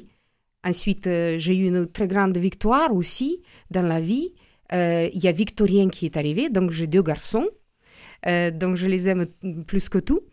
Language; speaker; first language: French; non-native, fluent; Romanian